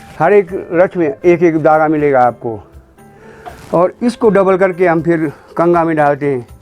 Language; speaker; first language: Hindi; non-native, local second language; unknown